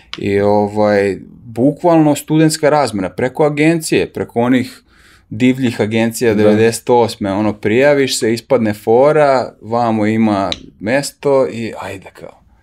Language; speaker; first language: Serbian; native; Serbian